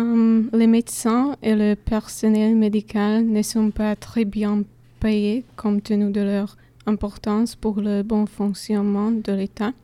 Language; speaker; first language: French; non-native, fluent; Slovak